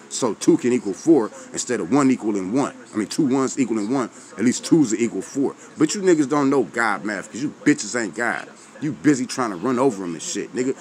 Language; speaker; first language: English; native; English